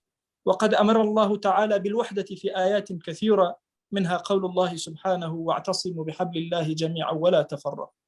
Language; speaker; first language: Arabic; non-native, local second language; Kurdish